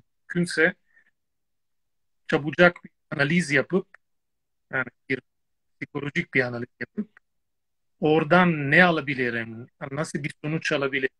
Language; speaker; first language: Turkish; non-native, fluent; Italian